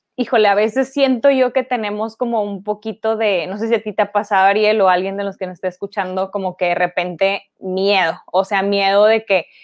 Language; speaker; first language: Spanish; native; Spanish